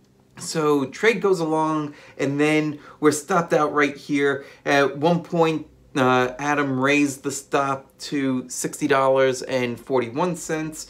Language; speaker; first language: English; native; English